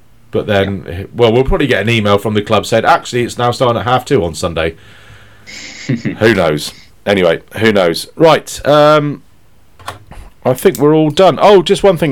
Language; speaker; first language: English; native; English